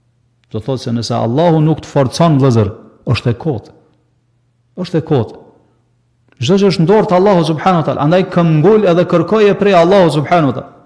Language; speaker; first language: Albanian; native; Albanian